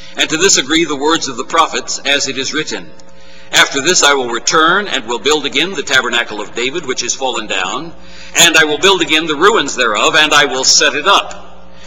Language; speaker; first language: English; native; English